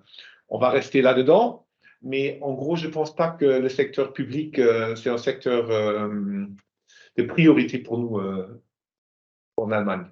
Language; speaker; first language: French; non-native, fluent; German